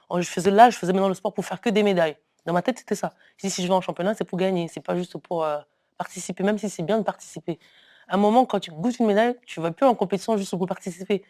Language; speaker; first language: French; early bilingual, other home language; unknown